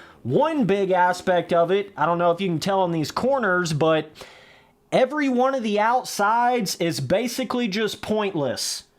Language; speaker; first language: English; native; English